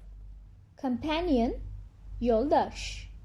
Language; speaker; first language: English; non-native, fluent; Bangla